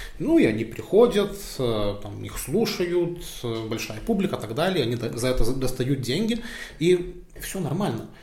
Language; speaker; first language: Russian; non-native, fluent; Lithuanian